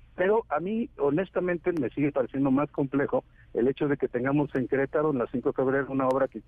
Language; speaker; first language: Spanish; native; Spanish